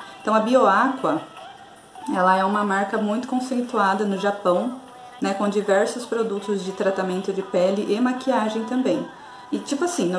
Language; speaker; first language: Portuguese; native; Portuguese